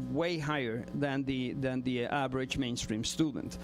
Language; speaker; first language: English; non-native, fluent; Spanish